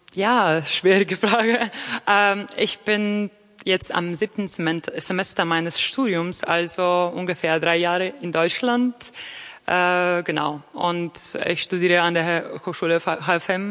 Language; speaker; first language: German; non-native, fluent; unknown